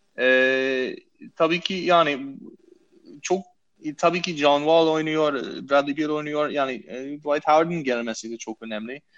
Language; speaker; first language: Turkish; non-native, fluent; English